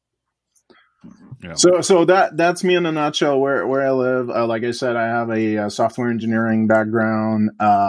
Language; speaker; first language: English; native; English